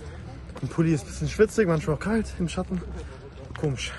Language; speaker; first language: German; native; German